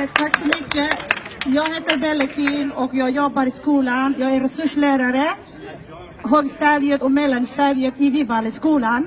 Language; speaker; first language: Swedish; non-native, learner; Somali